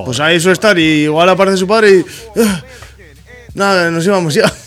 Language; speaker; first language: Spanish; native; Spanish